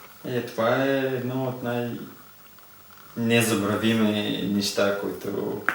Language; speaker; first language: Bulgarian; non-native, learner; Russian